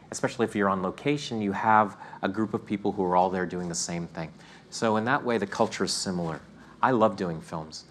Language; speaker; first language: English; native; English